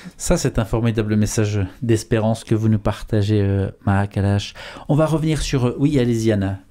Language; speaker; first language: French; native; French